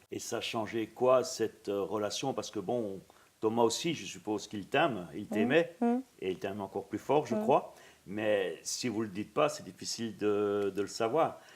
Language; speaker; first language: French; native; French